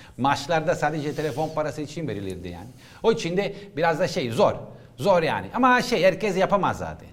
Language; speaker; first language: Turkish; non-native, learner; Italian